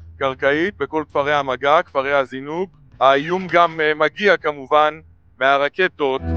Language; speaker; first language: Hebrew; native; Hebrew